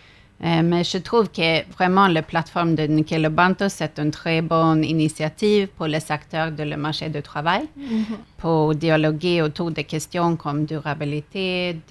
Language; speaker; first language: French; non-native, fluent; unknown